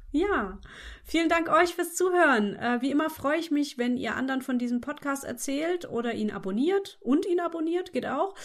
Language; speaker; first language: German; native; German